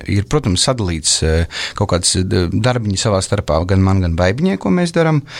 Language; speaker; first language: Latvian; native; Latvian